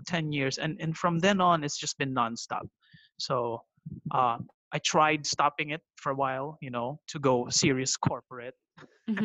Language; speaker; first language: English; non-native, local second language; Filipino